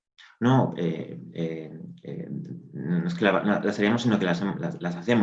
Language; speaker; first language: Spanish; native; Spanish